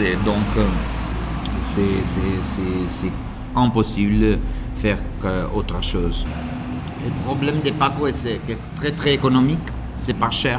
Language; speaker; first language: French; non-native, learner; Italian